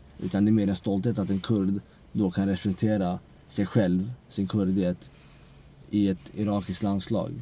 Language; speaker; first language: Swedish; early bilingual, other home language; Central Kurdish